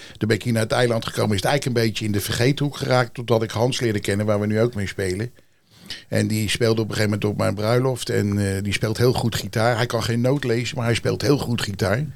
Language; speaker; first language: Dutch; native; Dutch